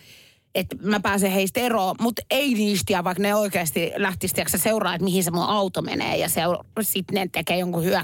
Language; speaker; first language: Finnish; native; Finnish